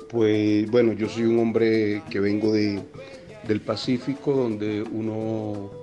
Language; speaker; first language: Spanish; native; Spanish